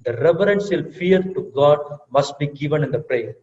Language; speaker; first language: English; non-native, local second language; Tamil